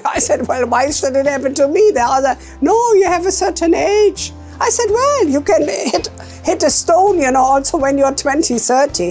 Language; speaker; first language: English; non-native, fluent; German